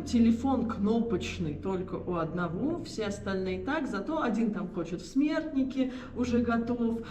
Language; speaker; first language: Russian; native; Russian